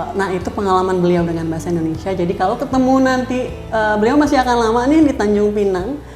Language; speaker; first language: Indonesian; native; Indonesian